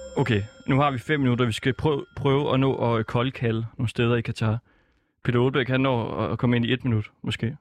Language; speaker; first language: Danish; native; Danish